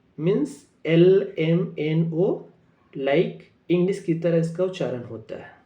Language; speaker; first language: Hindi; native; Hindi